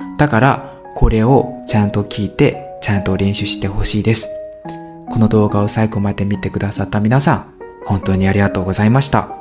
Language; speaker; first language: Japanese; non-native, learner; Burmese